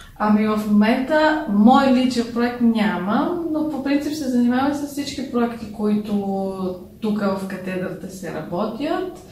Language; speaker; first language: Bulgarian; early bilingual, heritage; Bulgarian